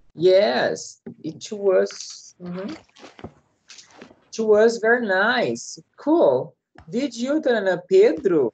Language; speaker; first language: English; non-native, learner; Portuguese